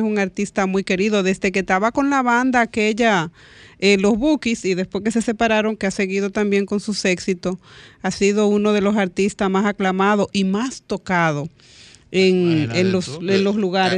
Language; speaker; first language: Spanish; native; Spanish